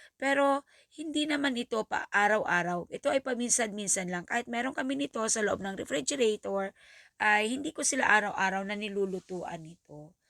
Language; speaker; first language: Filipino; non-native, local second language; Bikol